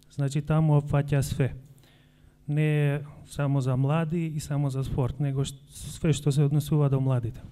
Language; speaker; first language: Macedonian; non-native, local second language; Albanian